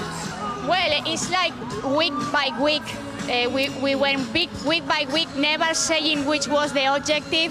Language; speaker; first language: English; non-native, fluent; Spanish